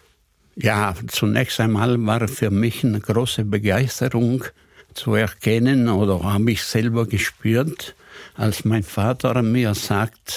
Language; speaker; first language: German; non-native, fluent; Italian